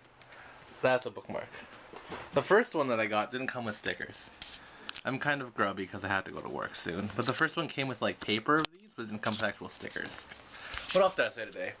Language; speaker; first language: English; native; English